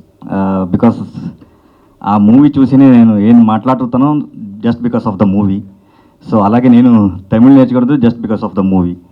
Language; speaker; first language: Telugu; non-native, learner; Kannada